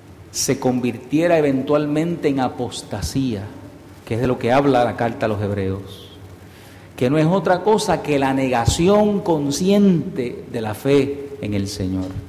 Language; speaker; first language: Spanish; native; Spanish